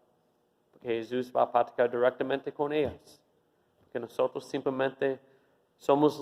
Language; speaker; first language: Spanish; non-native, fluent; English